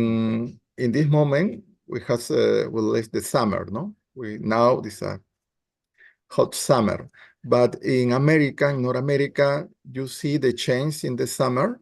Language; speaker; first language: English; non-native, learner; Spanish